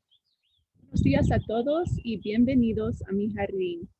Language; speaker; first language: Spanish; non-native, fluent; English